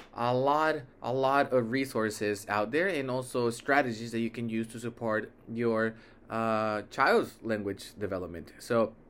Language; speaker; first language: English; early bilingual, other home language; Spanish